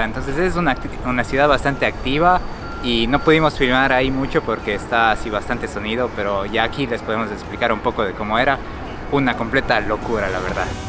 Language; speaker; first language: Spanish; native; Spanish